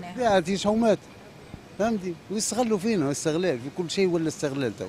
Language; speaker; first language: Arabic; native; Arabic